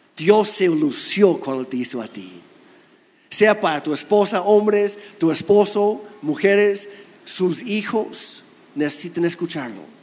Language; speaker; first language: Spanish; non-native, fluent; English